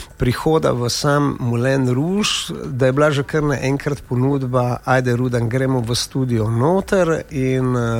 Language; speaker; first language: Slovenian; native; Slovenian